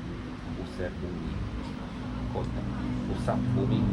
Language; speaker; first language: Indonesian; non-native, learner; Romanian